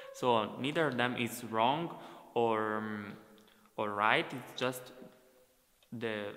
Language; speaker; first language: English; non-native, fluent; Italian